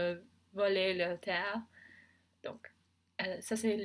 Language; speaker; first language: French; non-native, learner; English